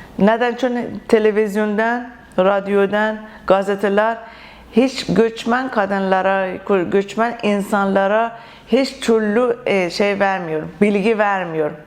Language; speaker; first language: Turkish; non-native, learner; Persian